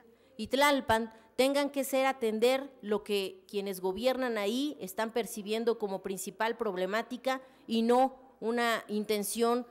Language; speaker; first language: Spanish; native; Spanish